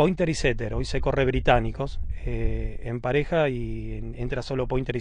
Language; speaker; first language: Spanish; native; Spanish